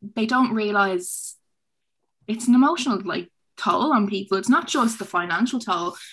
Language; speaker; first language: English; native; English